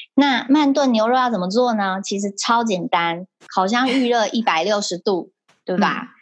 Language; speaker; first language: Chinese; early bilingual, heritage; Chinese